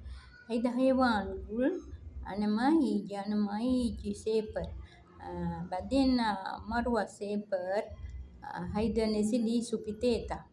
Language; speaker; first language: Arabic; non-native, learner; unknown